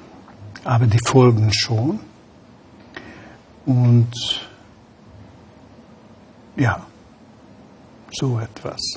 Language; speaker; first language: German; non-native, fluent; Hungarian